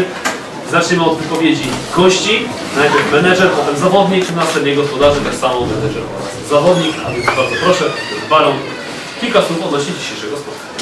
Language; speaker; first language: Polish; native; Polish